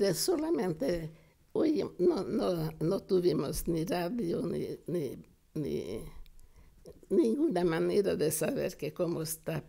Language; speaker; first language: Spanish; non-native, fluent; Hungarian